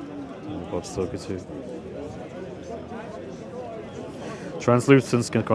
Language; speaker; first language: English; native; English